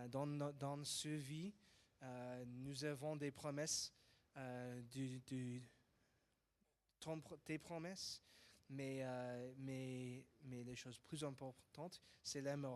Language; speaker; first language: French; non-native, fluent; English